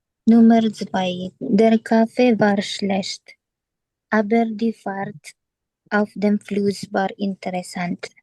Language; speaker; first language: German; non-native, learner; Filipino